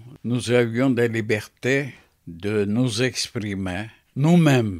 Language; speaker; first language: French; non-native, fluent; Turkish